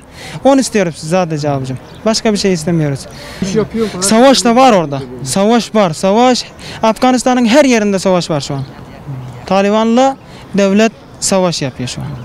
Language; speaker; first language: Turkish; non-native, fluent; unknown